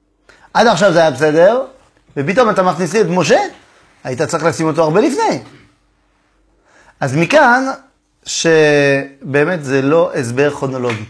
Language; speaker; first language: Hebrew; non-native, fluent; French